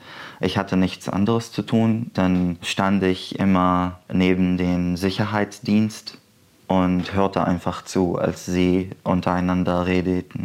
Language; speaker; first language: German; non-native, fluent; Arabic